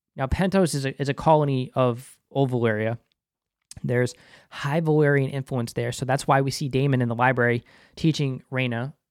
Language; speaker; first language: English; native; English